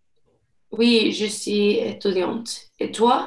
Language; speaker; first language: French; non-native, learner; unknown